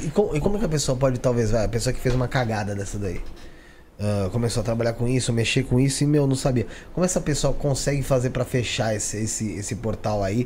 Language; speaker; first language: Portuguese; native; Portuguese